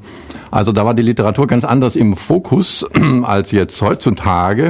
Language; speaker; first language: German; native; German